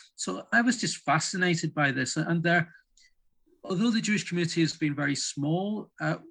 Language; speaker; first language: English; native; English